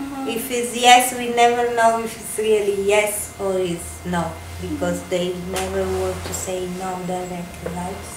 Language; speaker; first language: English; non-native, fluent; Italian